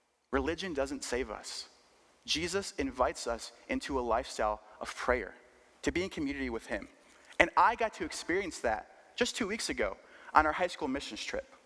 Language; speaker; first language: English; early bilingual, other home language; Spanish